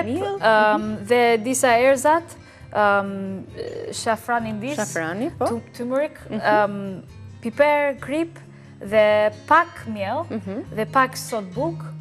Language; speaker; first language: Albanian; non-native, learner; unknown